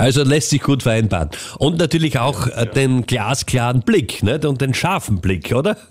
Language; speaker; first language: German; native; German